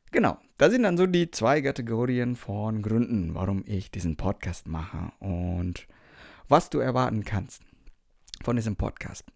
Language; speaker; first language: German; non-native, fluent; Indonesian